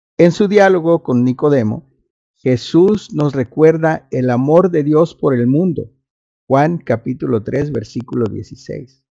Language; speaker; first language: Spanish; non-native, fluent; English